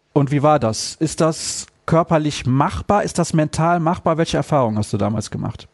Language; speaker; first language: German; native; German